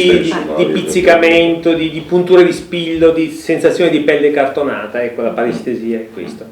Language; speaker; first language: Italian; native; Italian